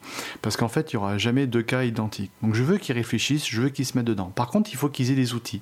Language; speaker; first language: French; native; French